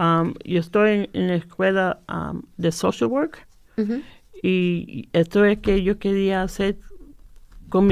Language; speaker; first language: Spanish; early bilingual, heritage; Spanish